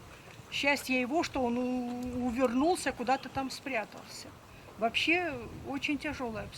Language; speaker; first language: Russian; native; Russian